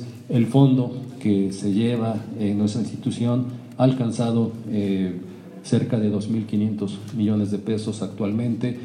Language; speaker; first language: Spanish; native; Spanish